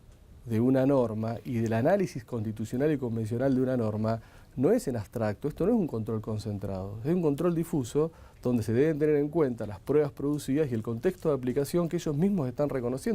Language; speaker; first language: Spanish; native; Spanish